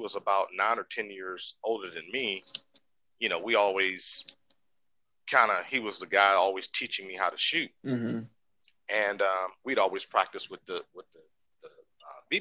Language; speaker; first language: English; native; English